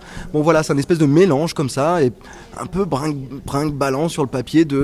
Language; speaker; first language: French; native; French